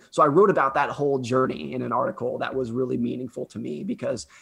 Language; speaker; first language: English; native; English